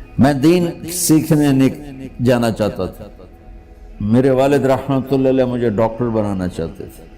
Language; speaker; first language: Urdu; non-native, local second language; Punjabi